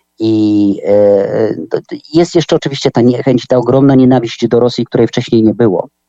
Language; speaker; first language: Polish; native; Polish